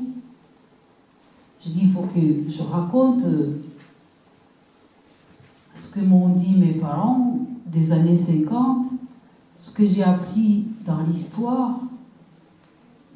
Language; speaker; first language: French; non-native, local second language; Kinyarwanda